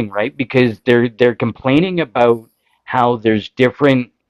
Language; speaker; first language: English; native; English